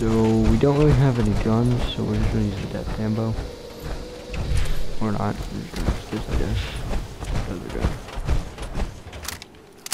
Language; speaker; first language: English; native; English